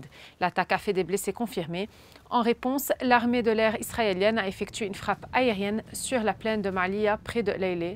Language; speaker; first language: French; non-native, local second language; Arabic